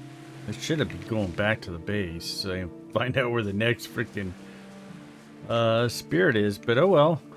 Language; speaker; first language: English; native; English